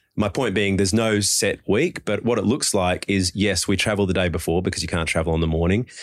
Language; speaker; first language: English; native; English